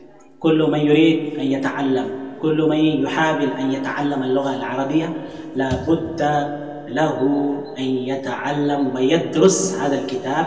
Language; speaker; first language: Arabic; non-native, fluent; Urdu